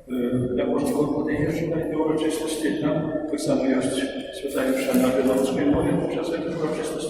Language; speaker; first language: Polish; non-native, fluent; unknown